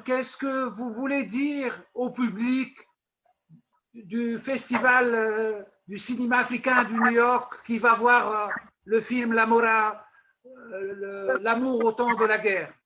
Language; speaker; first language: French; non-native, local second language; Arabic